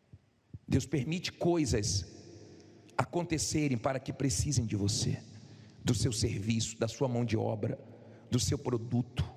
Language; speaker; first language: Portuguese; native; Portuguese